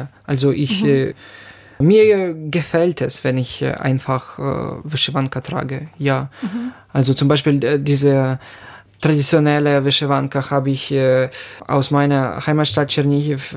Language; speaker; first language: German; non-native, fluent; Ukrainian